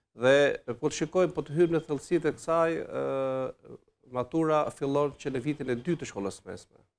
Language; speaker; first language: Albanian; native; Albanian